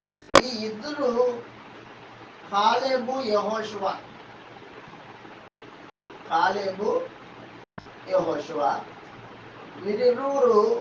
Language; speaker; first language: Telugu; native; Telugu